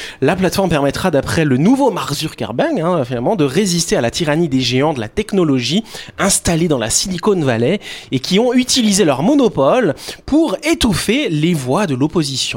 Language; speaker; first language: French; native; French